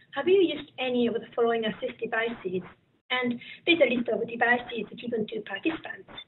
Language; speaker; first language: English; non-native, fluent; Japanese